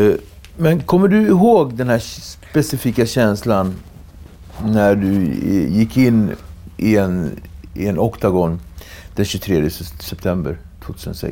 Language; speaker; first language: Swedish; native; Swedish